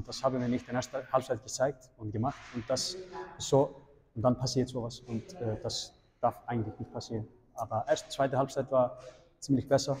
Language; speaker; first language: German; non-native, fluent; Icelandic